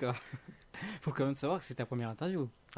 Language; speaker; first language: French; native; French